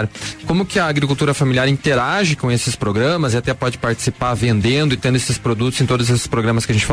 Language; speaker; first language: Portuguese; native; Portuguese